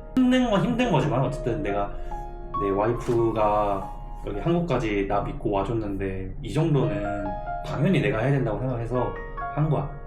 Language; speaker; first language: Korean; native; Korean